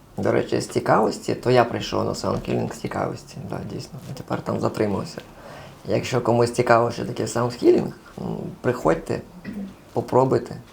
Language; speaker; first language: Ukrainian; non-native, local second language; Russian